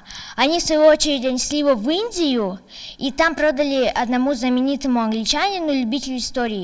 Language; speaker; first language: Russian; non-native, local second language; Tajik